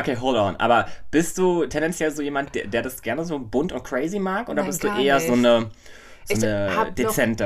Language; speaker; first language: German; native; German